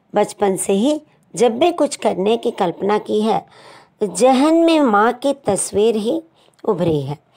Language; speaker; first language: Hindi; non-native, local second language; Telugu